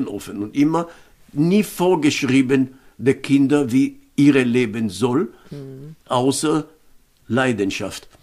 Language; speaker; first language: German; non-native, fluent; Hebrew